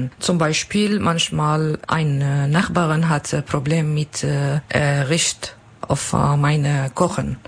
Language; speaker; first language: German; non-native, learner; Kurdish